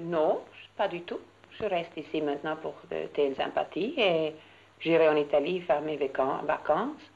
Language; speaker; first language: French; non-native, learner; Swedish